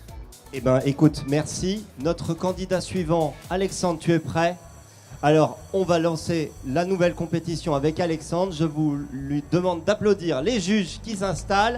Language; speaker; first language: French; native; French